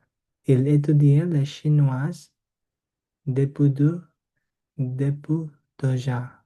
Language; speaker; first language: French; non-native, learner; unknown